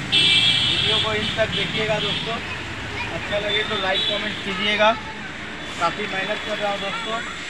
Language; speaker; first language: Hindi; non-native, local second language; Bangla